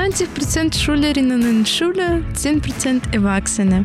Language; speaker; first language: German; early bilingual, other home language; Ukrainian